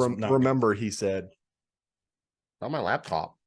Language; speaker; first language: English; native; English